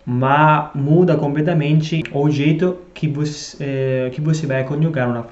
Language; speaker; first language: Portuguese; non-native, fluent; Italian